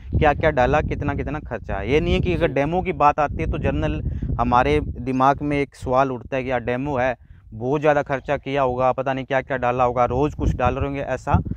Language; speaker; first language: Hindi; non-native, local second language; Punjabi